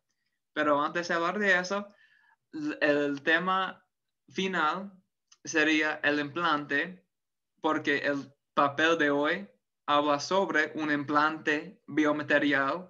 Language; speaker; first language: Spanish; non-native, fluent; English